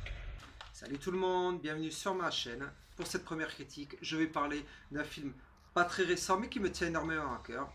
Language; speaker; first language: French; native; French